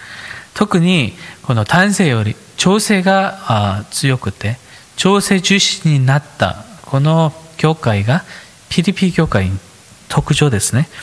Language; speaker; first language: Japanese; non-native, fluent; Korean